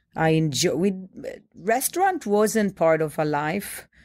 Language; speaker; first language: English; non-native, fluent; Hebrew